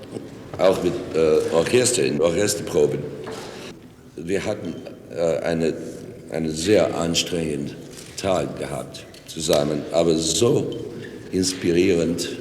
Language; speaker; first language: German; non-native, fluent; English